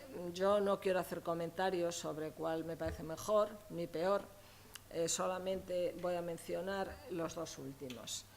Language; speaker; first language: Spanish; native; Spanish